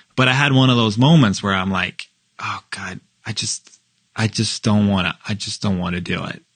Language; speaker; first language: English; non-native, fluent; Norwegian